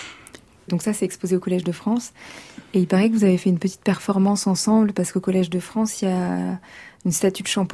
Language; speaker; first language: French; native; French